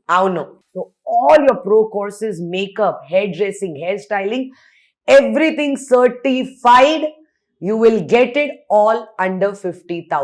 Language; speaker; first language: Telugu; non-native, learner; Hindi